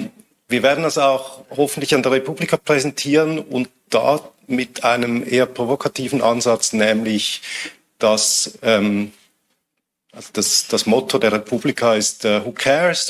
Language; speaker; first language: German; native; German